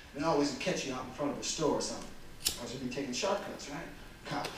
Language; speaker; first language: German; early bilingual, other home language; Polish